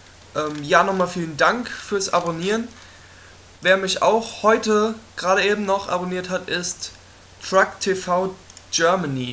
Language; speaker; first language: German; native; German